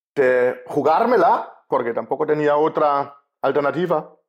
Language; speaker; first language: Spanish; non-native, fluent; German